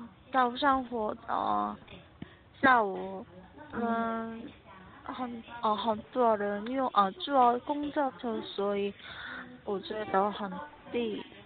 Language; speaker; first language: Chinese; non-native, learner; Korean